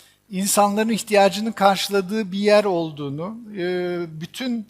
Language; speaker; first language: Turkish; native; Turkish